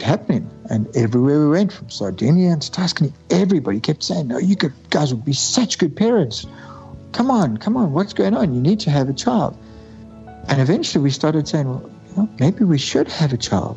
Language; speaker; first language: English; native; English